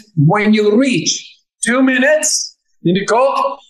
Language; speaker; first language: English; non-native, fluent; Dutch